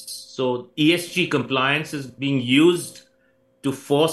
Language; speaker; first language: English; non-native, local second language; Hindi